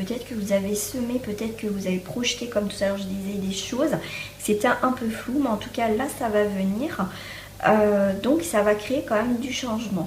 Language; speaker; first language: French; native; French